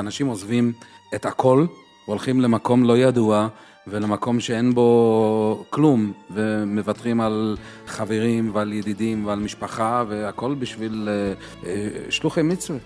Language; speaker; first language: Hebrew; native; Hebrew